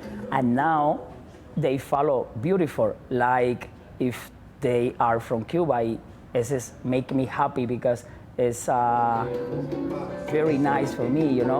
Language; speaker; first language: English; non-native, learner; Spanish